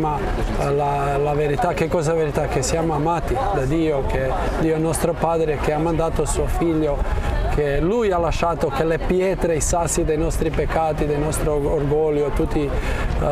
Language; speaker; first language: Italian; non-native, fluent; Croatian